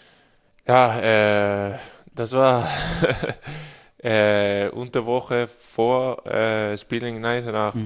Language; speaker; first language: German; non-native, learner; Spanish